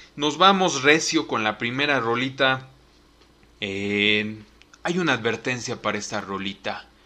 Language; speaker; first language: Spanish; native; Spanish